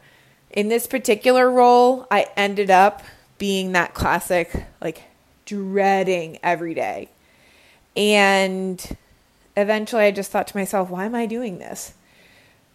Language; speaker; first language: English; native; English